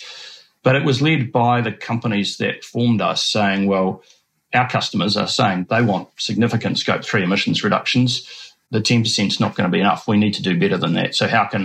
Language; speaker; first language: English; native; English